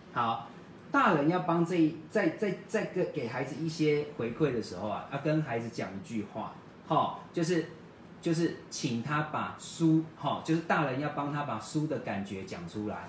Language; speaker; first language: Chinese; native; Chinese